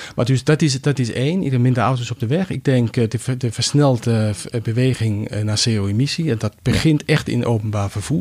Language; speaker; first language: Dutch; non-native, fluent; Danish